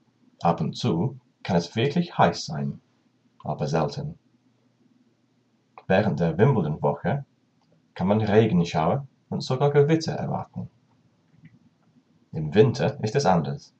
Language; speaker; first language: German; non-native, learner; English